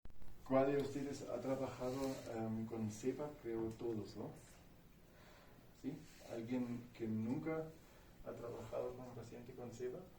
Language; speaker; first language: Spanish; non-native, fluent; German